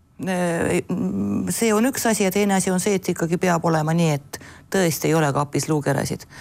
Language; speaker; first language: Estonian; native; Estonian